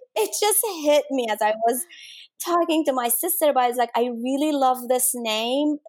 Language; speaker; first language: English; non-native, fluent; Danish